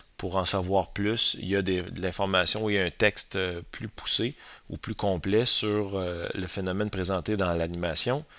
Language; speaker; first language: French; native; French